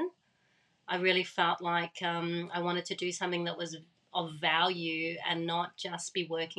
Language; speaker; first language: English; early bilingual, other home language; Thai